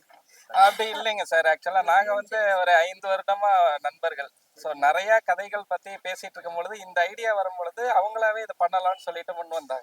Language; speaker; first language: Tamil; native; Tamil